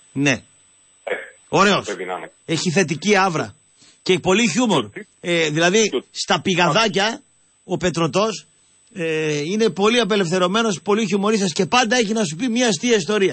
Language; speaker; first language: Greek; native; Greek